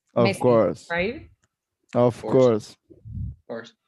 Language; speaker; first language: English; non-native, fluent; Arabic